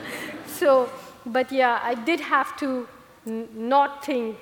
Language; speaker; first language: English; non-native, local second language; Malayalam